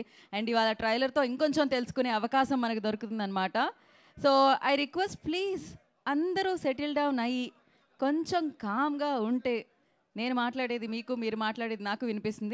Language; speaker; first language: Telugu; native; Telugu